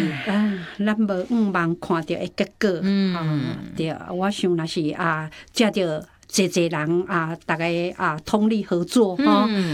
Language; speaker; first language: Chinese; non-native, local second language; Min Nan Chinese